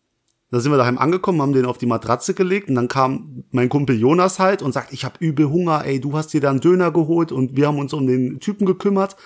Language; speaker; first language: German; native; German